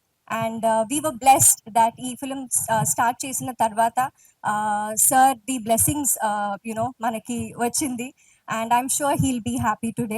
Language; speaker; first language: Telugu; non-native, local second language; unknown